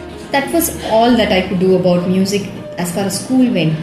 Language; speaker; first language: English; non-native, local second language; Tamil